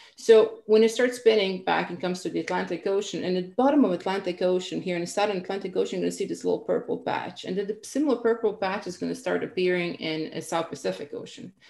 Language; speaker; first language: English; non-native, fluent; Croatian